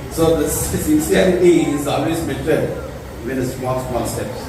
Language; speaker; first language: English; non-native, local second language; Tamil